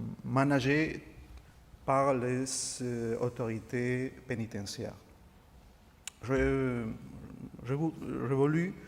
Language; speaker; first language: French; non-native, fluent; Spanish